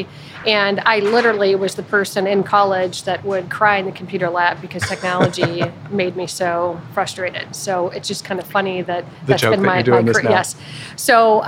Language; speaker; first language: English; native; English